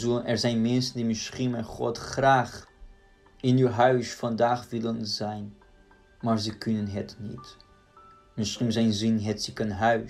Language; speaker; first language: Dutch; non-native, fluent; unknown